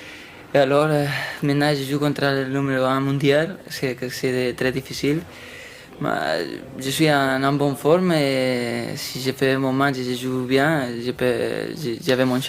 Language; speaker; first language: French; non-native, fluent; Spanish